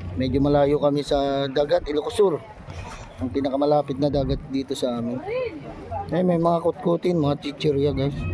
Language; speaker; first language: Filipino; non-native, local second language; Iloko